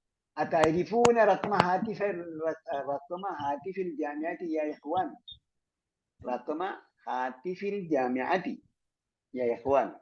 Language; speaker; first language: Arabic; non-native, fluent; Malayalam